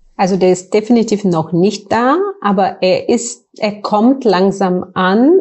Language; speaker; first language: German; non-native, fluent; Bulgarian